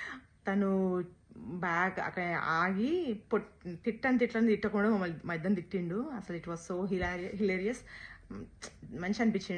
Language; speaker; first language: Telugu; native; Telugu